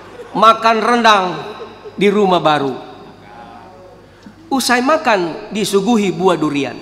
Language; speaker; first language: Indonesian; native; Indonesian